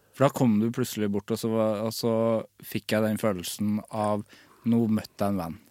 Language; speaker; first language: Norwegian; native; Norwegian